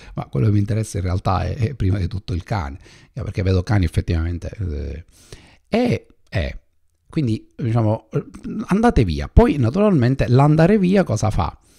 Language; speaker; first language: Italian; native; Italian